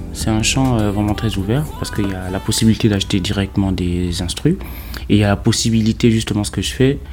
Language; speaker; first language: French; non-native, local second language; Fang